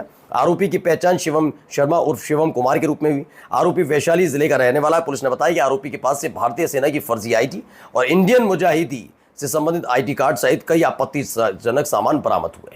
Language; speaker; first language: Hindi; native; Hindi